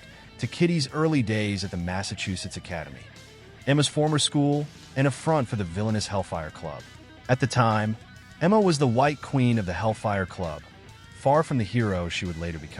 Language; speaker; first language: English; native; English